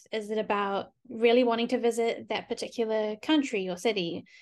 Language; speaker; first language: English; native; English